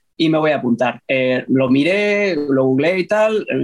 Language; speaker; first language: Spanish; native; Spanish